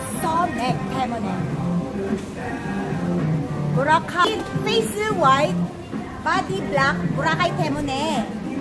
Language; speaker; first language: English; non-native, local second language; Filipino